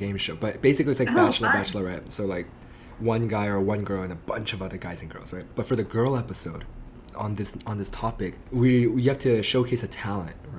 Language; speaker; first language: English; native; English